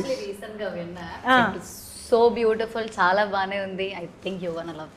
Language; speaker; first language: Telugu; non-native, learner; Malayalam